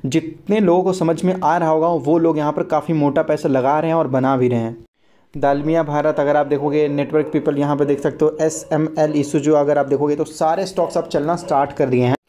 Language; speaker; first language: Hindi; native; Hindi